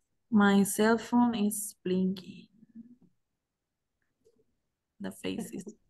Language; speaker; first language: English; non-native, learner; Spanish